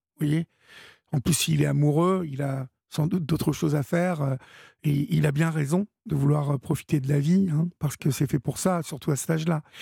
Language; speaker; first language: French; native; French